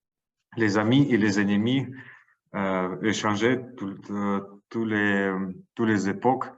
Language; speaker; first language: French; non-native, learner; Russian